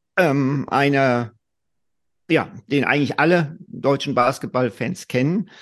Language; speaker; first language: German; native; German